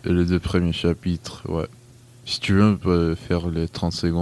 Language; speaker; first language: French; non-native, fluent; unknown